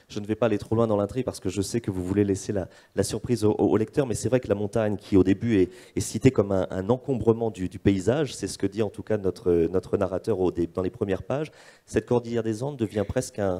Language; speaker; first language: French; native; French